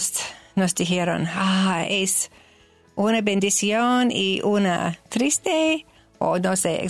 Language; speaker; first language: Spanish; non-native, learner; English